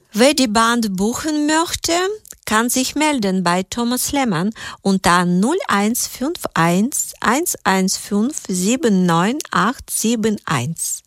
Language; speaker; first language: German; native; German